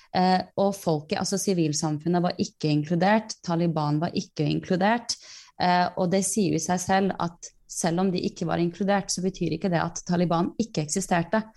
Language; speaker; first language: Norwegian; early bilingual, other home language; Persian